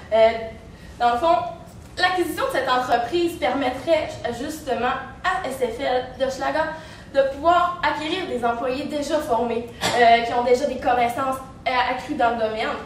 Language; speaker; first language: French; native; French